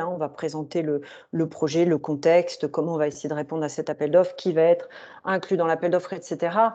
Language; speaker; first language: French; native; French